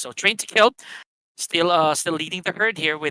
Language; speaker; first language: English; non-native, local second language; Filipino